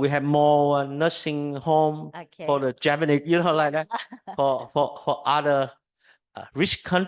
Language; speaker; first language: English; non-native, learner; Vietnamese